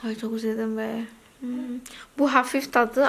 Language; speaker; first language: Turkish; non-native, learner; Indonesian